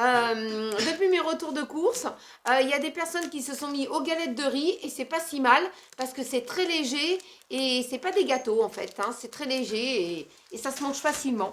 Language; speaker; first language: French; native; French